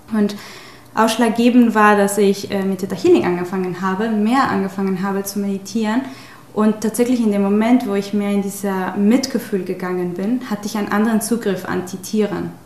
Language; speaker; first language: German; non-native, fluent; Spanish